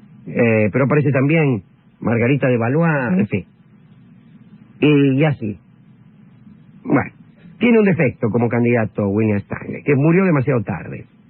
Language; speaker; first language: Spanish; native; Spanish